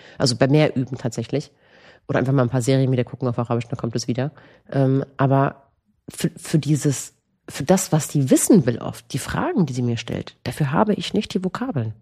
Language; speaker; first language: German; native; German